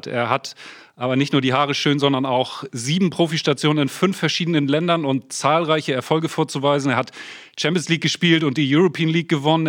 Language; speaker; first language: German; native; German